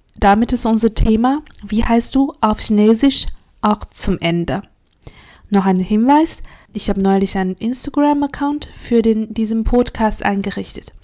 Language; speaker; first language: German; non-native, fluent; Chinese